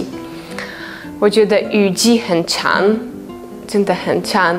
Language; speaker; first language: Chinese; non-native, fluent; Russian